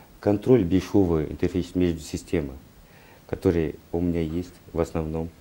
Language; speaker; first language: Russian; non-native, learner; Portuguese